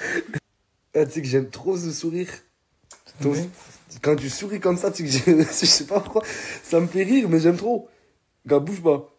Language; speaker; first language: French; native; French